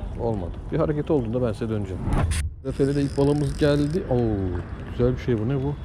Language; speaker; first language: Turkish; native; Turkish